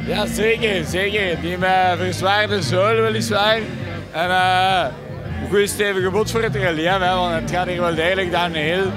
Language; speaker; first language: Dutch; native; Dutch